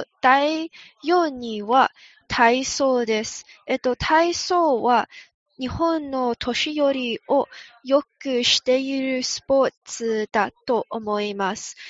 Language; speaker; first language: Japanese; non-native, learner; English